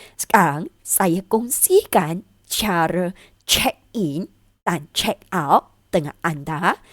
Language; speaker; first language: Malay; non-native, local second language; Chinese